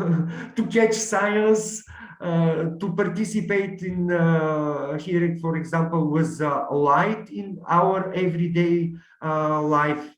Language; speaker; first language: English; non-native, learner; Bulgarian